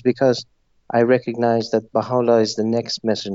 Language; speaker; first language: English; non-native, local second language; Persian